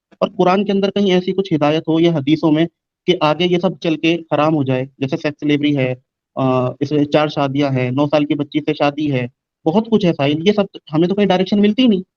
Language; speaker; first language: Hindi; native; Hindi